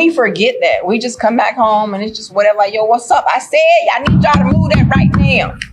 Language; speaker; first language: English; native; English